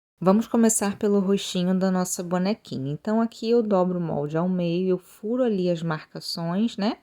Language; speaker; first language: Portuguese; native; Portuguese